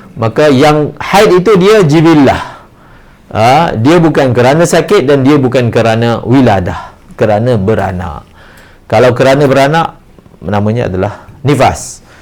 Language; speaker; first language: Malay; native; Malay